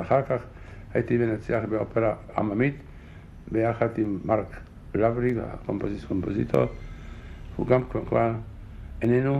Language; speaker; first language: Hebrew; non-native, fluent; German